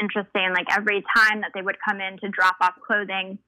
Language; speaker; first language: English; early bilingual, other home language; Spanish